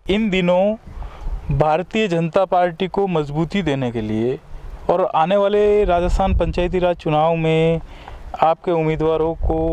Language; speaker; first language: Hindi; native; Hindi